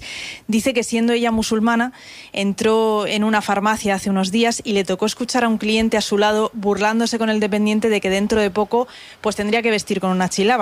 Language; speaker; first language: Spanish; native; Spanish